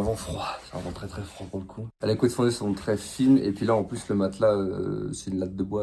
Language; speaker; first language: French; native; French